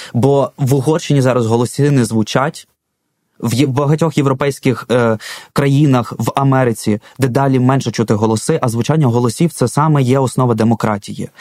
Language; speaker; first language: Ukrainian; non-native, local second language; Russian